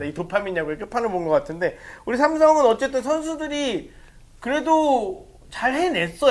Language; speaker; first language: Korean; native; Korean